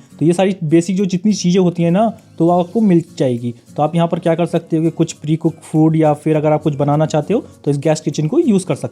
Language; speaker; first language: Hindi; native; Hindi